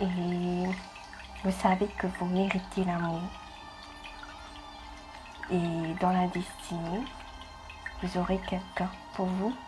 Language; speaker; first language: French; non-native, fluent; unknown